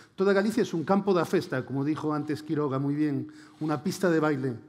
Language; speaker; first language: Spanish; native; Spanish